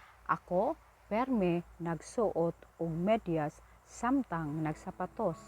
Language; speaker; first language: Cebuano; non-native, learner; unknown